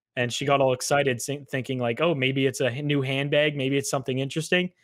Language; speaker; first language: English; native; English